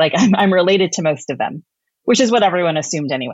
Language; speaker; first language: English; native; English